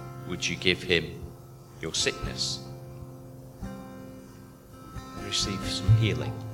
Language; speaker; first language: English; native; English